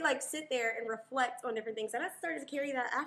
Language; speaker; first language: English; native; English